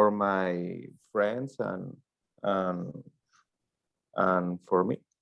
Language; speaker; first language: English; non-native, learner; Spanish